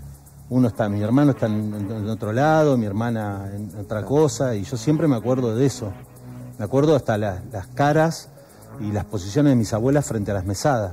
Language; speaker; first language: Spanish; native; Spanish